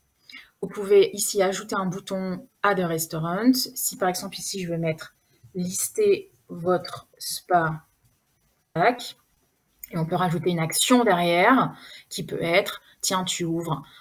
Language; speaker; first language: French; native; French